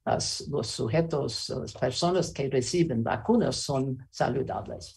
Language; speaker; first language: Spanish; non-native, learner; English